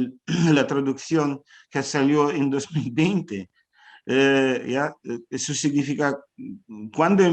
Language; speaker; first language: Spanish; non-native, fluent; Ukrainian